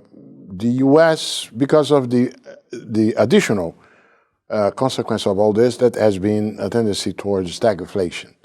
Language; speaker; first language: English; non-native, fluent; Portuguese